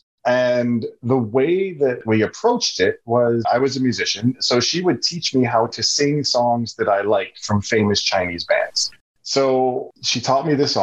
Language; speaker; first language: English; native; English